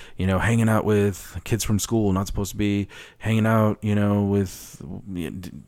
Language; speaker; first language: English; early bilingual, other home language; Spanish